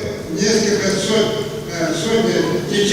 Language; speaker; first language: Russian; non-native, local second language; Kazakh